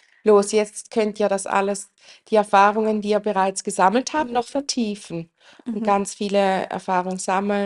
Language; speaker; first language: German; native; German